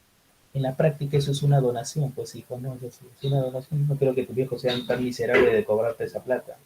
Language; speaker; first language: Spanish; native; Spanish